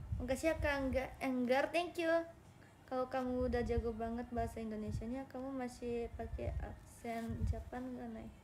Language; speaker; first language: Indonesian; non-native, learner; Japanese